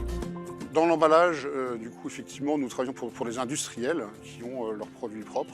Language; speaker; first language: French; native; French